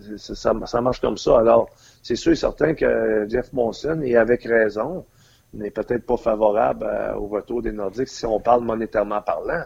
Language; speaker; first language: French; native; French